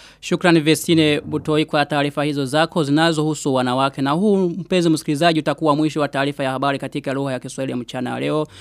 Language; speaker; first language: Swahili; non-native, local second language; Rundi